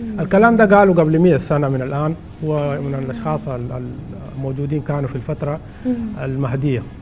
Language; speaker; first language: Arabic; non-native, local second language; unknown